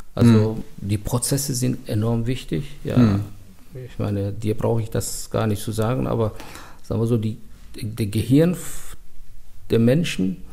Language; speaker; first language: German; non-native, fluent; Persian